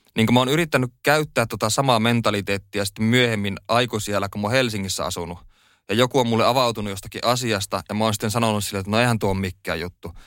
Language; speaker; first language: Finnish; native; Finnish